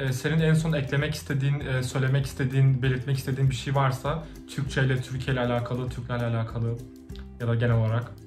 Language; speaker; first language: Turkish; native; Turkish